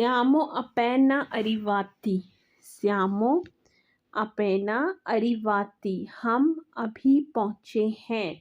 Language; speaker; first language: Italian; non-native, learner; Urdu